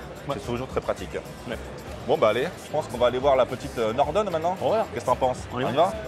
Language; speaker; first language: French; native; French